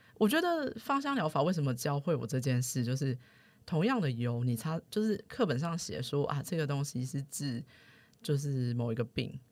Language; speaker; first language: Chinese; native; Chinese